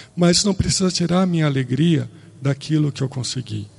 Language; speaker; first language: Portuguese; native; Portuguese